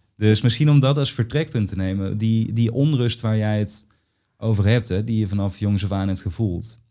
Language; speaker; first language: Dutch; native; Dutch